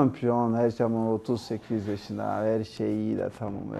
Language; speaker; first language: Turkish; non-native, learner; Portuguese